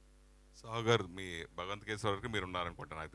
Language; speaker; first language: Telugu; native; Telugu